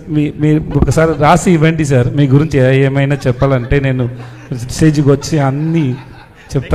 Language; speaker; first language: Telugu; non-native, learner; Tamil